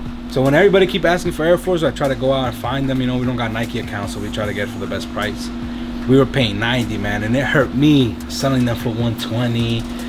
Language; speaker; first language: English; early bilingual, other home language; Spanish